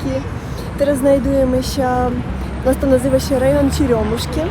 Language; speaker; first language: Polish; non-native, learner; Russian